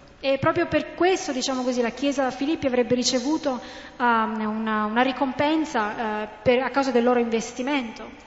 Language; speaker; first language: Italian; non-native, fluent; English